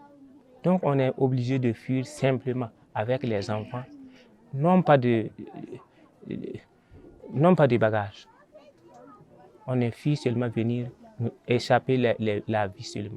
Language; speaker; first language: French; non-native, local second language; Mossi